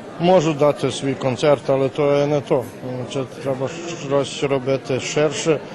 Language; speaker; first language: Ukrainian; early bilingual, heritage; Ukrainian